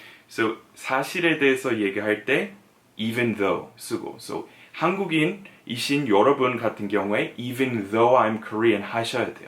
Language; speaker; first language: Korean; non-native, fluent; English